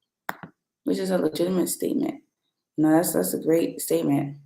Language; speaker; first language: English; native; English